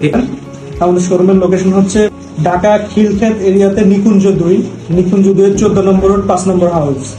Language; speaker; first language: Bangla; native; Bangla